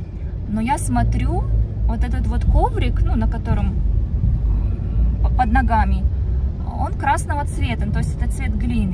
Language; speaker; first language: Russian; native; Russian